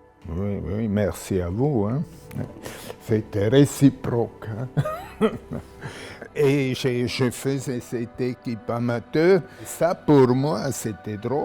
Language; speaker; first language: French; non-native, local second language; German